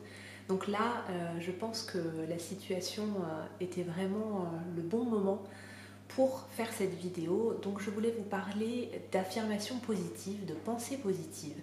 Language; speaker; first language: French; native; French